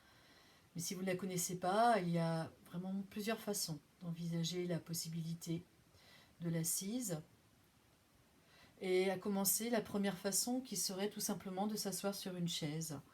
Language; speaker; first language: French; native; French